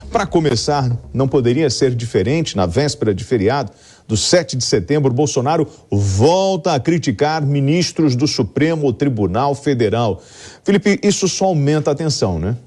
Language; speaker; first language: Portuguese; native; Portuguese